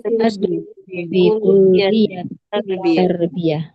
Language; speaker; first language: Arabic; non-native, learner; Indonesian